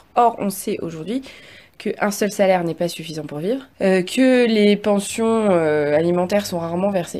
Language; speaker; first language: French; native; French